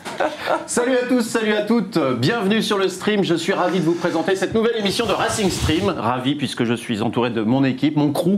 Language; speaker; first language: French; native; French